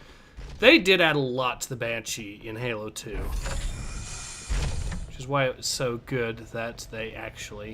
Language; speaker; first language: English; native; English